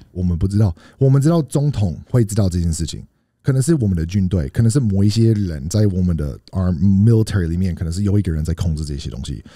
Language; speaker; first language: Chinese; early bilingual, heritage; Chinese